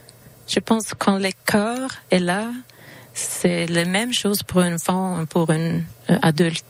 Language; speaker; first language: French; non-native, learner; Swedish